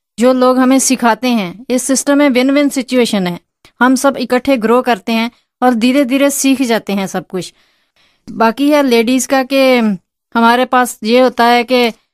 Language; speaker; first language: Hindi; non-native, local second language; Punjabi